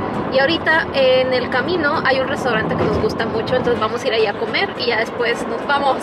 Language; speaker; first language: Spanish; native; Spanish